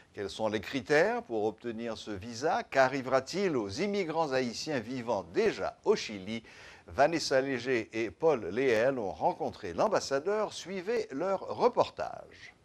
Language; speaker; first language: French; non-native, local second language; Haitian Creole